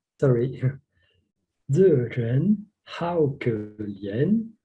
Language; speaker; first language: Chinese; non-native, learner; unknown